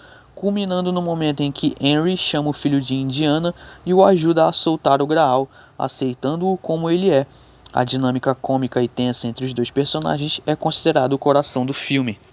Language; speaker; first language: Portuguese; native; Portuguese